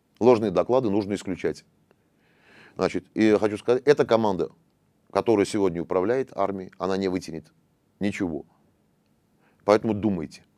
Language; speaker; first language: Russian; non-native, local second language; Armenian